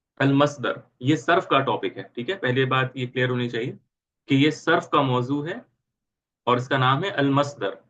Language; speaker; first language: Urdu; native; Urdu